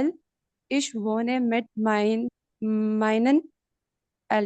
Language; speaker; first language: German; non-native, learner; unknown